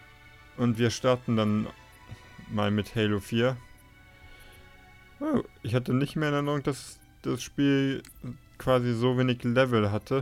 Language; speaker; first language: German; native; German